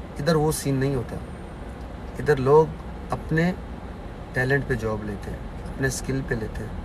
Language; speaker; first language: Urdu; non-native, local second language; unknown